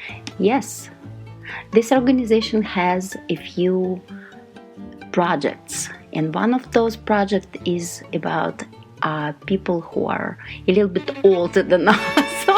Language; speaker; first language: English; non-native, fluent; Russian